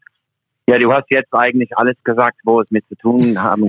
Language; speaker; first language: German; non-native, fluent; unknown